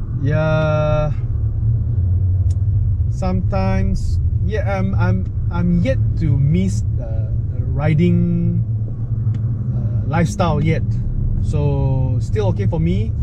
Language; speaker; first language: English; non-native, local second language; Min Nan Chinese